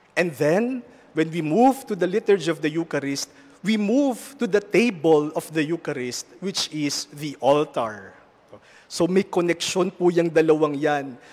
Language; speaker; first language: English; non-native, local second language; Filipino